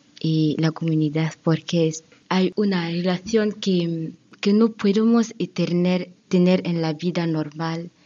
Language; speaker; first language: Spanish; non-native, learner; French